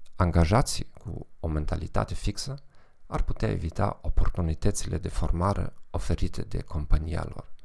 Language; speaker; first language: Romanian; non-native, fluent; German